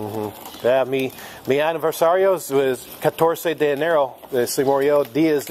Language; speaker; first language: Spanish; non-native, learner; English